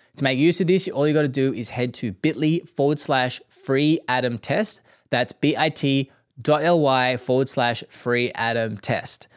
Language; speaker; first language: English; native; English